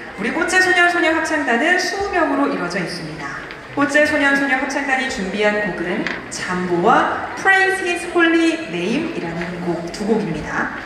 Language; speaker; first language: Korean; native; Korean